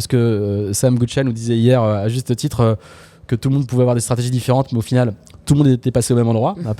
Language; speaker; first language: French; native; French